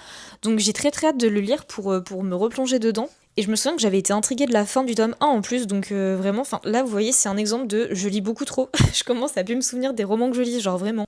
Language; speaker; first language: French; native; French